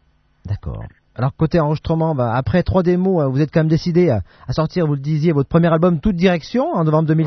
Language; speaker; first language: French; native; French